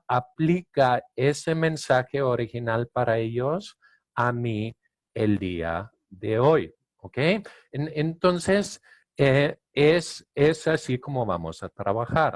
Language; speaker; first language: Spanish; non-native, fluent; Danish